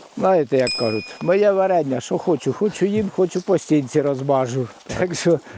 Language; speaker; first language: Ukrainian; native; Ukrainian